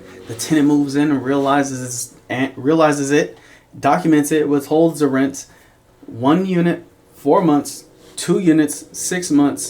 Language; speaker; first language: English; native; English